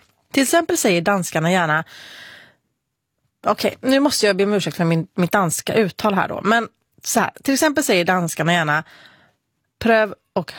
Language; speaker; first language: Swedish; native; Swedish